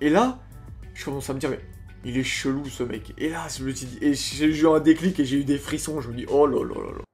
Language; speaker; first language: French; native; French